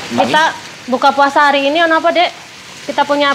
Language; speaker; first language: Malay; non-native, local second language; Javanese